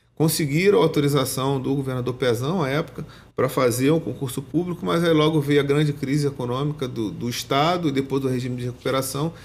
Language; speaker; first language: Portuguese; native; Portuguese